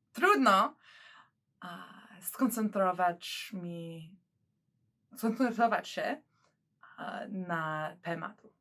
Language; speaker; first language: Polish; early bilingual, other home language; English